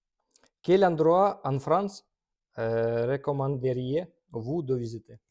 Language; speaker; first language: French; non-native, learner; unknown